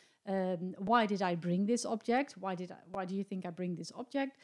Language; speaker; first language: English; non-native, fluent; Dutch